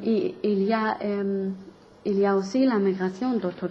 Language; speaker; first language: French; non-native, learner; German